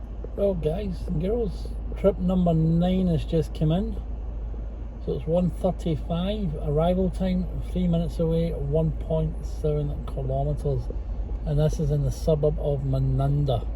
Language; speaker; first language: English; native; English